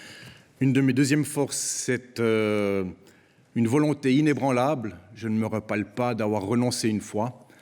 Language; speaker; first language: French; native; French